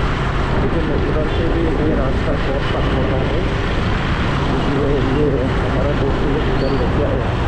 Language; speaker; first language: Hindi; non-native, local second language; Bodo